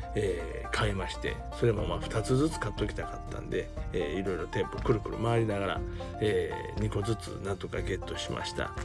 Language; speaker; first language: Japanese; native; Japanese